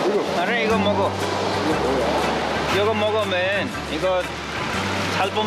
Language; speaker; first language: Korean; non-native, learner; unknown